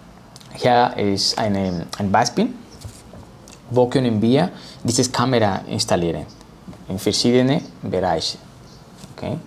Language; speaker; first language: German; non-native, learner; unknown